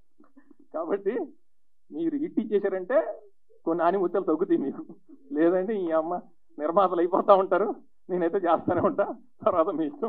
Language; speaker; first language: Telugu; native; Telugu